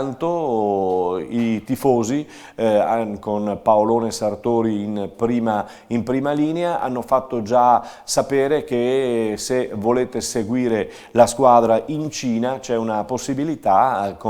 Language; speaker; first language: Italian; native; Italian